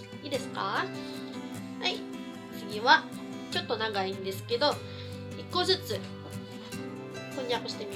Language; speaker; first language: Japanese; non-native, fluent; Cebuano